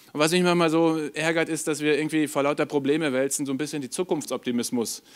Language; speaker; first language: German; native; German